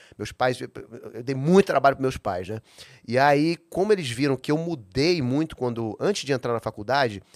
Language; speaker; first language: Portuguese; native; Portuguese